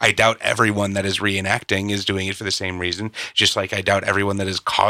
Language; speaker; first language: English; native; English